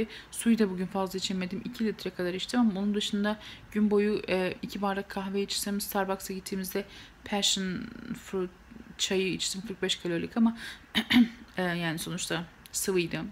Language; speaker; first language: Turkish; native; Turkish